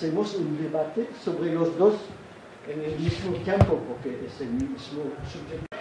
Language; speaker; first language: Spanish; non-native, learner; French